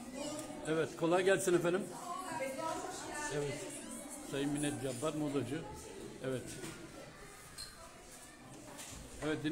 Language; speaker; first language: Turkish; native; Turkish